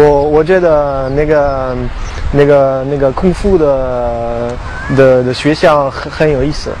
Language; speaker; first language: Chinese; non-native, learner; French